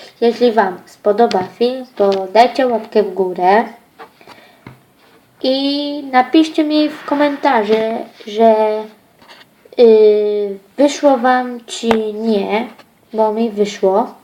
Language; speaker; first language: Polish; early bilingual, other home language; Ukrainian